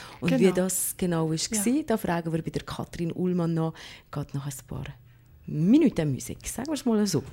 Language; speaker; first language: German; native; German